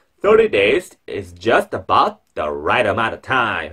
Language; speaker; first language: English; non-native, fluent; Korean